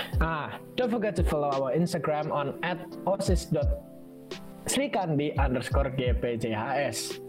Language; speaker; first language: English; non-native, fluent; Indonesian